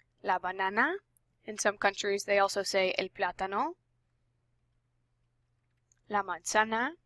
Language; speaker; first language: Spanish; non-native, fluent; English